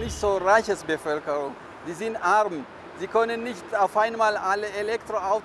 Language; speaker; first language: German; non-native, fluent; Amharic